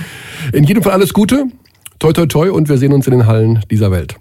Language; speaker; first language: German; native; German